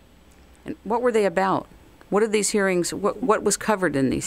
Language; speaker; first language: English; native; English